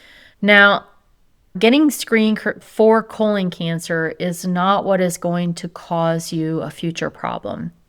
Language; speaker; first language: English; native; English